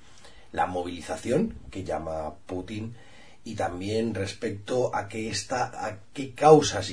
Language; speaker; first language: Spanish; native; Spanish